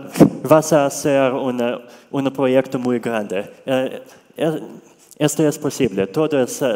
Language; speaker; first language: Spanish; non-native, learner; Russian